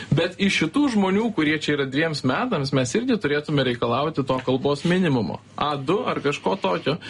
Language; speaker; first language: Lithuanian; native; Lithuanian